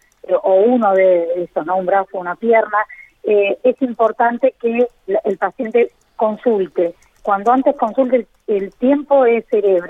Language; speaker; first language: Spanish; native; Spanish